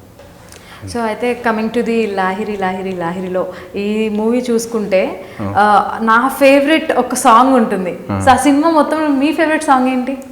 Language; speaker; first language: Telugu; native; Telugu